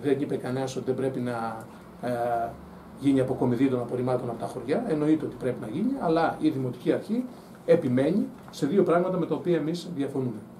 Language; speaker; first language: Greek; native; Greek